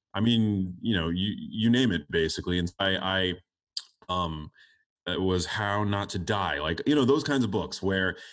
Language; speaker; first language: English; native; English